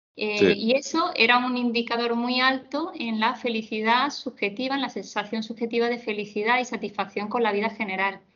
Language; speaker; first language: Spanish; native; Spanish